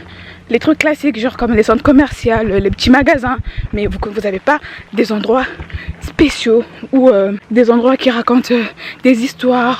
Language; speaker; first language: French; native; French